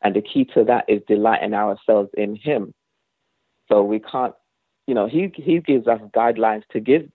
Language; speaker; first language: English; native; English